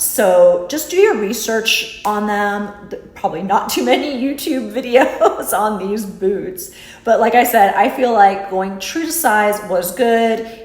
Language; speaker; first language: English; native; English